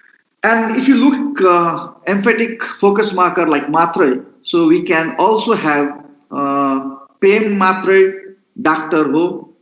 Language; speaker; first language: English; non-native, local second language; Nepali